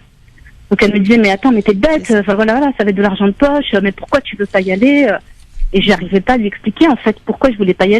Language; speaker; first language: French; native; French